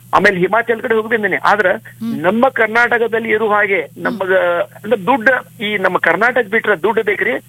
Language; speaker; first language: Kannada; non-native, local second language; Marathi